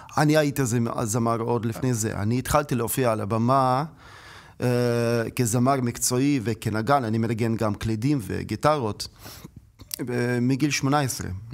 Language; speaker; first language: Hebrew; non-native, learner; Russian